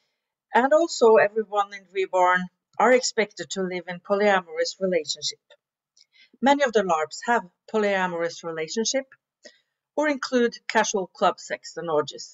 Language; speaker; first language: English; non-native, fluent; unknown